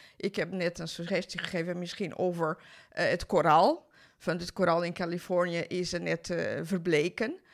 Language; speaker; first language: Dutch; non-native, fluent; Portuguese